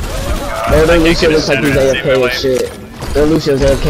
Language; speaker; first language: English; native; English